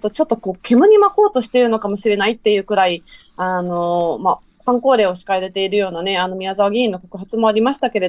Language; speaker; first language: Japanese; native; Japanese